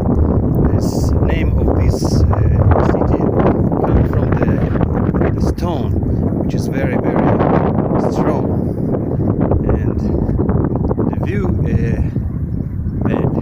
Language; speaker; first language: English; non-native, learner; Ukrainian